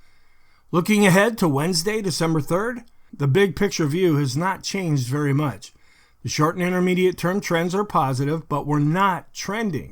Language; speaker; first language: English; native; English